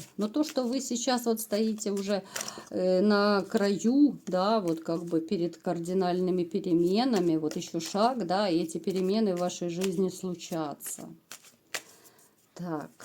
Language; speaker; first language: Russian; native; Russian